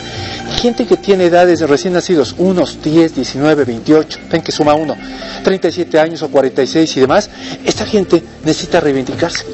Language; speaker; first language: Spanish; native; Spanish